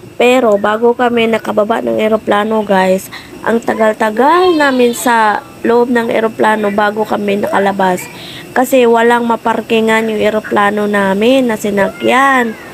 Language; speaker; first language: Filipino; non-native, local second language; Hiligaynon